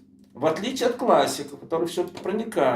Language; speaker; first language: Russian; native; Russian